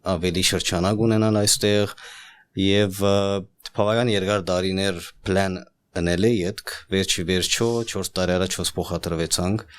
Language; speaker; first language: Armenian; native; Armenian